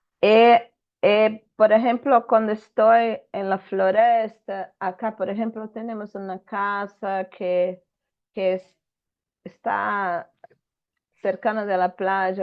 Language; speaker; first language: Spanish; non-native, fluent; Portuguese